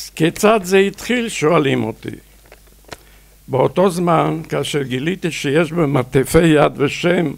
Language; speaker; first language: Hebrew; non-native, fluent; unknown